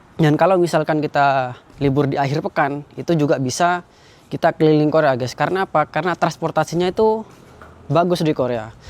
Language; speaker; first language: Indonesian; native; Indonesian